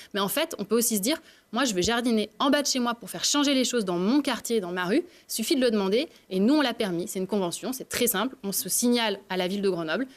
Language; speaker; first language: French; native; French